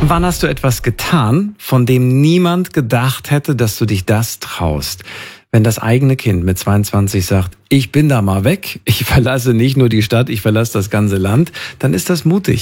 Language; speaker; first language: German; native; German